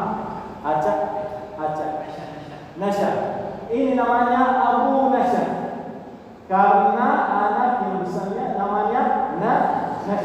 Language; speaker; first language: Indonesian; non-native, learner; Arabic